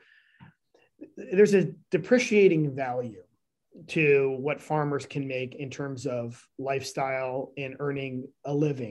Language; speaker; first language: English; native; English